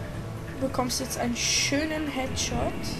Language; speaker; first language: German; native; German